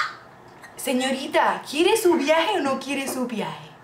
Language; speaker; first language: Spanish; native; Spanish